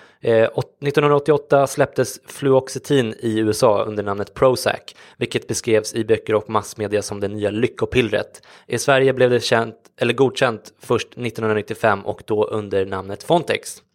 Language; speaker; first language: Swedish; native; Swedish